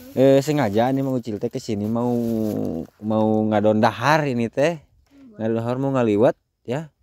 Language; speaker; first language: Indonesian; non-native, local second language; Sundanese